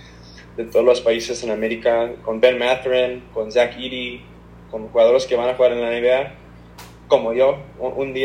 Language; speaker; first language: Spanish; early bilingual, heritage; Spanish